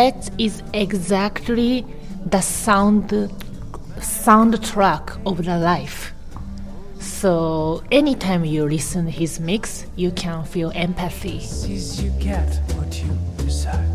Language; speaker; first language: English; non-native, learner; Japanese